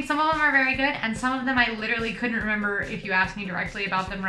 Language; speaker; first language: English; native; English